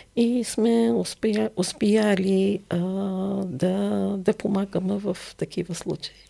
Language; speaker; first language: Bulgarian; non-native, fluent; Arabic